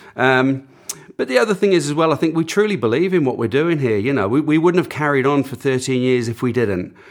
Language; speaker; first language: English; native; English